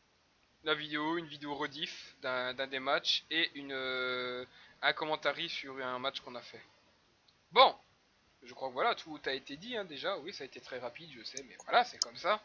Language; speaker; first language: French; native; French